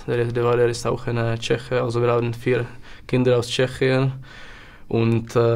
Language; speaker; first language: German; non-native, learner; Czech